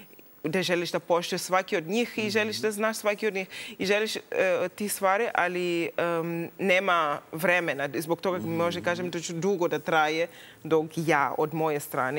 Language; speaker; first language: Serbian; non-native, learner; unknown